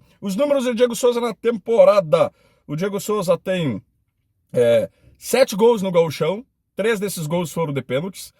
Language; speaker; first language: Portuguese; native; Portuguese